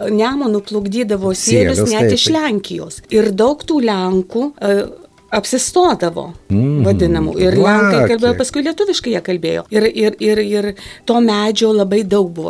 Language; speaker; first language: Lithuanian; native; Lithuanian